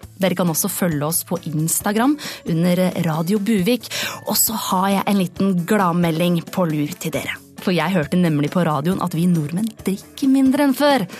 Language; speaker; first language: Norwegian; native; Norwegian